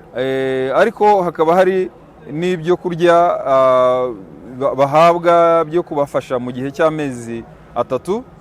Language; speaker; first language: Kinyarwanda; native; Kinyarwanda